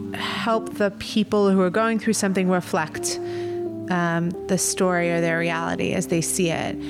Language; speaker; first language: English; native; English